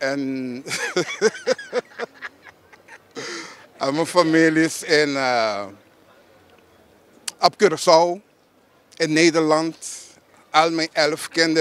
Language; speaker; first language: Dutch; non-native, local second language; Papiamento